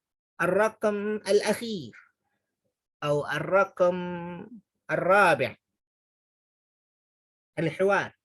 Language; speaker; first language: Arabic; non-native, fluent; Indonesian